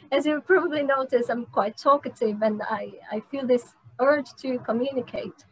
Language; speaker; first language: English; non-native, fluent; Portuguese